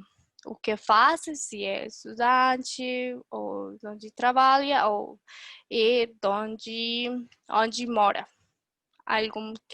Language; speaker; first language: Portuguese; non-native, fluent; Spanish